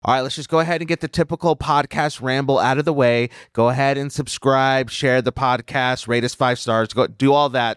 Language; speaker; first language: English; native; English